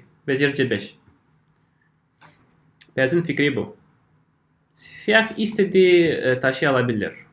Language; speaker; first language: Turkish; non-native, fluent; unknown